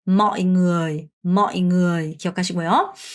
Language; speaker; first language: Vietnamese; non-native, fluent; Korean